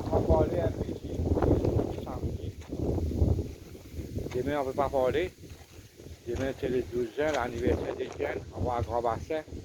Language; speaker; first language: French; non-native, local second language; Morisyen